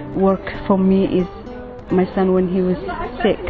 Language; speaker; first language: English; non-native, fluent; Tigrinya